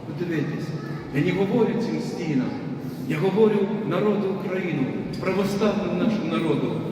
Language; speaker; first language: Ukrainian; non-native, local second language; Russian